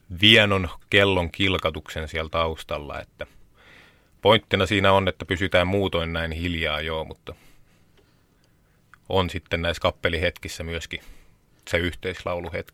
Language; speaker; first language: Finnish; native; Finnish